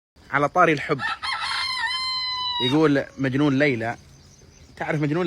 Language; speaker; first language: Arabic; native; Arabic